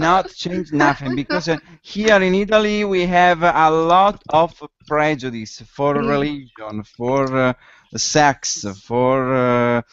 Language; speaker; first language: English; non-native, learner; Italian